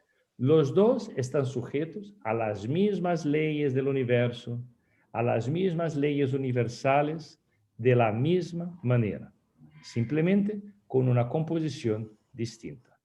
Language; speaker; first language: Spanish; non-native, fluent; Portuguese